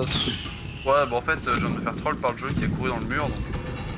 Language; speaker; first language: French; native; French